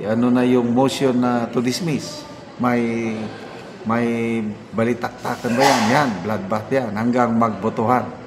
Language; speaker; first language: Filipino; native; Filipino